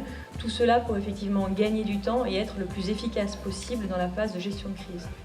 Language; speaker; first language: French; native; French